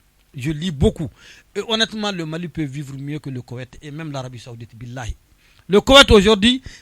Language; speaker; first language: French; non-native, local second language; Bambara